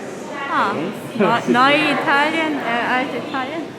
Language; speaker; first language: German; non-native, fluent; Korean